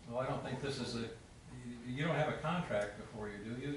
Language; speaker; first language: English; native; English